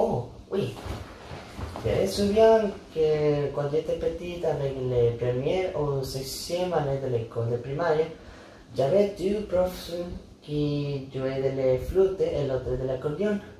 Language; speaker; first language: French; non-native, learner; Spanish